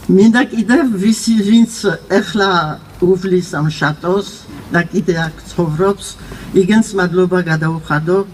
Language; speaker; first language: Georgian; early bilingual, heritage; Georgian